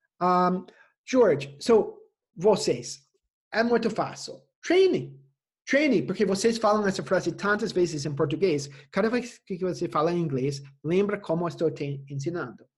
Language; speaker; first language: Portuguese; non-native, fluent; English